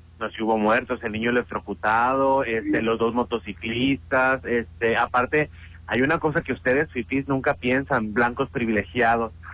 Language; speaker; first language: Spanish; native; Spanish